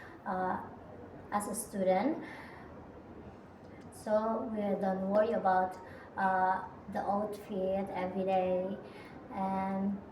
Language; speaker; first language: English; non-native, learner; Indonesian